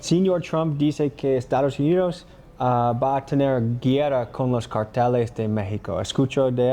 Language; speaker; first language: Spanish; non-native, learner; English